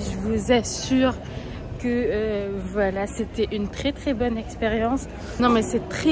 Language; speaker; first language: French; non-native, local second language; Arabic